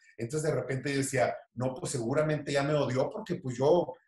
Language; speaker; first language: Spanish; native; Spanish